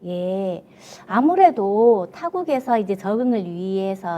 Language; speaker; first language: Korean; native; Korean